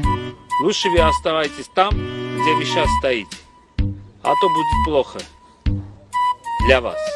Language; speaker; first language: Russian; non-native, fluent; Armenian